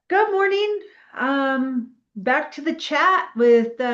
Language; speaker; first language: English; native; English